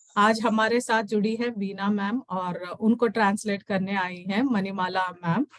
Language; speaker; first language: Hindi; non-native, local second language; Telugu